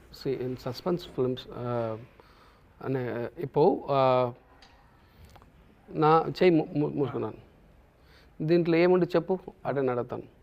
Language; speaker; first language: Telugu; non-native, learner; Tamil